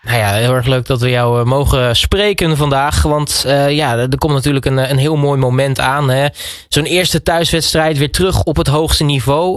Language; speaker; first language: Dutch; native; Dutch